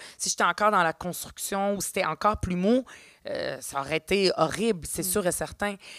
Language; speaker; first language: French; early bilingual, other home language; Arabic